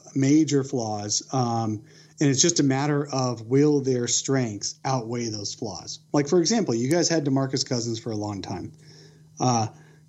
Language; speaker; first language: English; native; English